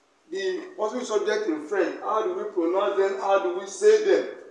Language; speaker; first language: English; non-native, local second language; Yoruba